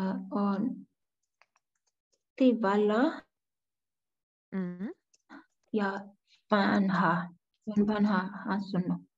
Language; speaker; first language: Finnish; non-native, learner; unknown